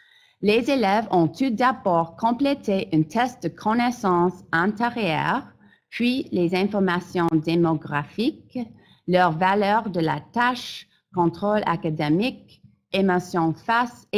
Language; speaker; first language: French; non-native, fluent; English